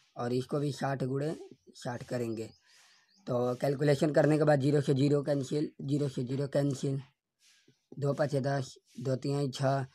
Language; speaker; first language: Hindi; native; Hindi